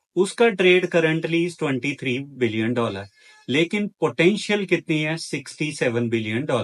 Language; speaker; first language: Hindi; native; Hindi